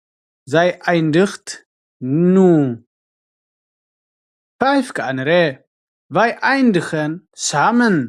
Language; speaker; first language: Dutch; non-native, fluent; Tigrinya